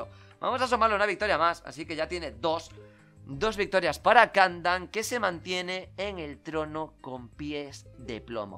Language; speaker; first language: Spanish; native; Spanish